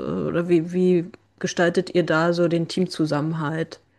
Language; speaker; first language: German; native; German